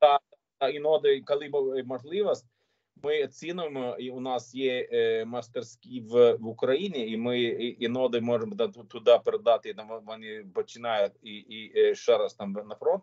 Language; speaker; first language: Ukrainian; non-native, learner; Swedish